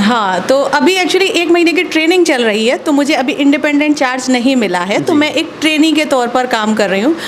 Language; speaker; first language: Hindi; native; Hindi